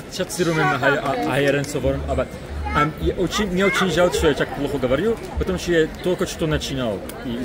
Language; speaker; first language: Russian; non-native, learner; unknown